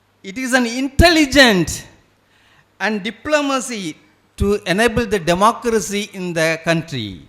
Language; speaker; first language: English; non-native, local second language; Tamil